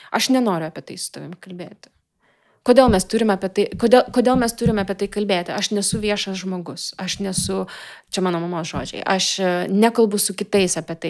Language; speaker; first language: Lithuanian; non-native, local second language; Russian